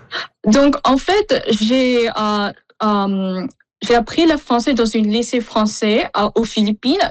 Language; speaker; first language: French; non-native, fluent; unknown